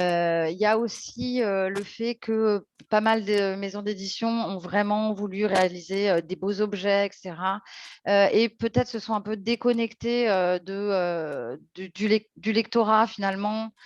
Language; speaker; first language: French; native; French